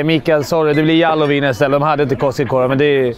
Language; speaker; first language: Swedish; native; Swedish